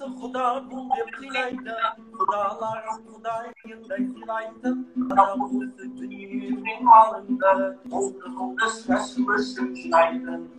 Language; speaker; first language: Kazakh; non-native, local second language; Russian